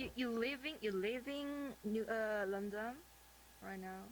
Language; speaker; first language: English; non-native, learner; Chinese